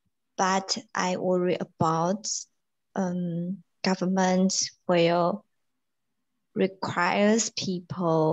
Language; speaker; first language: English; non-native, learner; Chinese